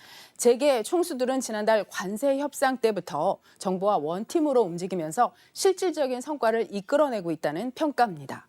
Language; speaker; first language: Korean; native; Korean